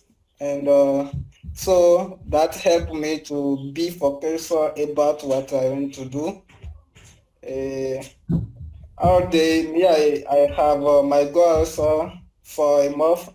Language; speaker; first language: English; non-native, learner; French